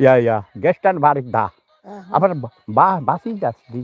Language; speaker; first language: German; non-native, learner; Bangla